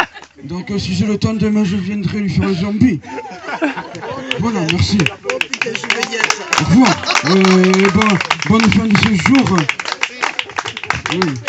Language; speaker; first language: French; native; French